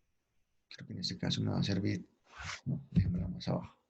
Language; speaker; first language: Spanish; native; Spanish